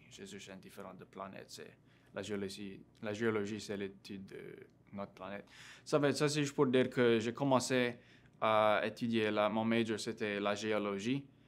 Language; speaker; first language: French; non-native, local second language; English